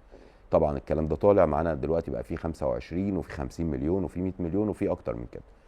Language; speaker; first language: Arabic; native; Arabic